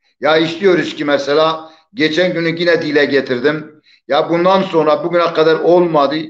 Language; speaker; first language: Turkish; non-native, local second language; Zaza